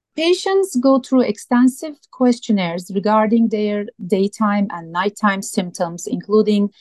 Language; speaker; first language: English; non-native, fluent; Turkish